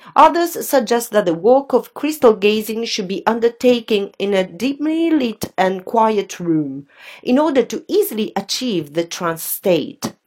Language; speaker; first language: English; non-native, fluent; Italian